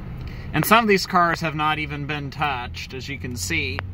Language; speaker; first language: English; native; English